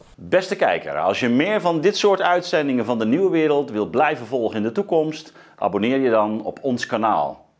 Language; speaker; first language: Dutch; native; Dutch